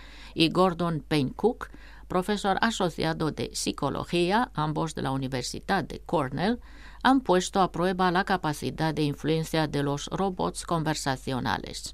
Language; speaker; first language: Spanish; non-native, fluent; Romanian